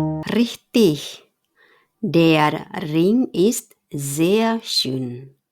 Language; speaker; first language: German; non-native, fluent; Indonesian